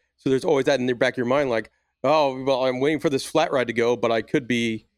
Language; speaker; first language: English; native; English